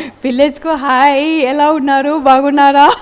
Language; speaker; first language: Telugu; non-native, learner; Malayalam